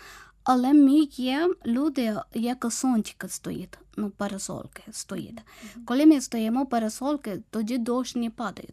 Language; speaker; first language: Ukrainian; non-native, learner; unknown